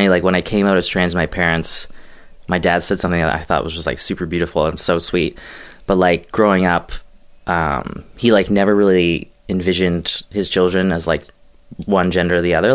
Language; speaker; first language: English; native; English